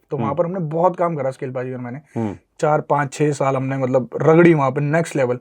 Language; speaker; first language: Hindi; native; Hindi